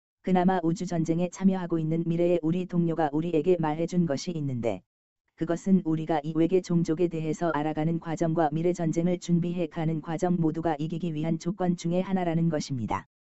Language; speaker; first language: Korean; native; Korean